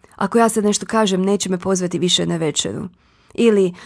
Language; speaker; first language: Croatian; native; Croatian